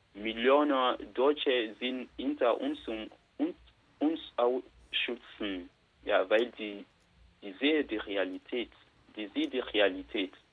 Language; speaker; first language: German; non-native, learner; Bambara